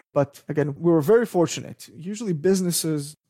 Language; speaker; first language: English; non-native, fluent; Hebrew